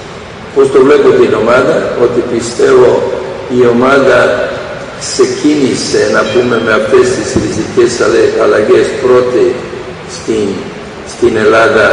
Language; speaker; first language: Greek; non-native, fluent; Serbian